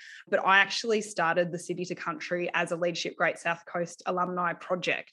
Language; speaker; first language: English; native; English